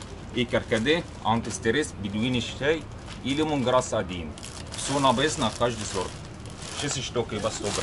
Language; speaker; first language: Russian; non-native, learner; Arabic